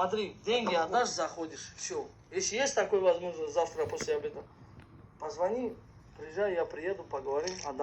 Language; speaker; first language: Russian; non-native, fluent; Armenian